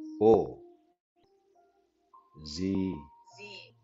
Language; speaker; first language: German; non-native, learner; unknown